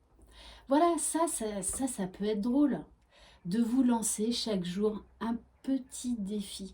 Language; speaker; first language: French; native; French